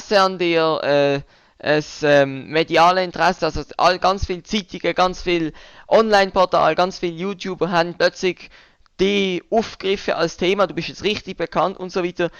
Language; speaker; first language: German; native; German